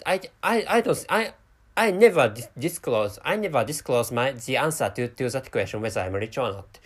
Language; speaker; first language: English; non-native, fluent; Japanese